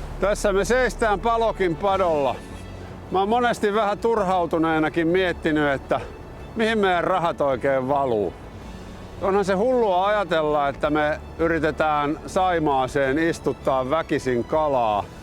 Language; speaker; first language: Finnish; native; Finnish